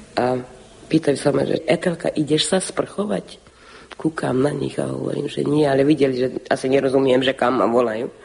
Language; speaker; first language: Slovak; early bilingual, heritage; Slovak